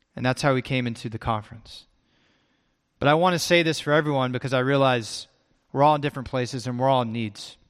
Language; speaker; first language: English; native; English